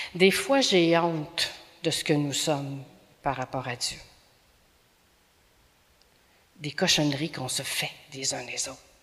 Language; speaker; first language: French; native; French